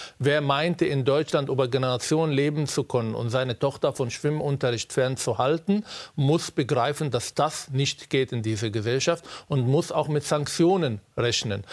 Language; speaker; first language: German; non-native, fluent; Arabic